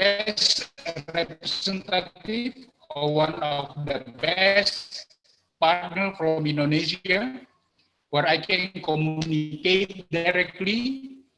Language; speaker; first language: English; non-native, learner; Indonesian